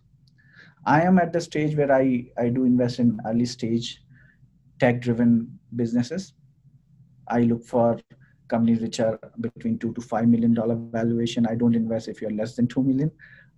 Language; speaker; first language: English; non-native, local second language; Hindi